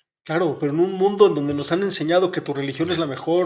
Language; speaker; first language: Spanish; native; Spanish